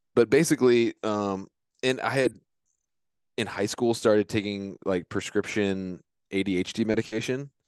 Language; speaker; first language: English; native; English